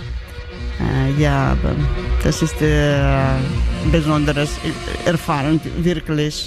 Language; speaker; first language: German; non-native, learner; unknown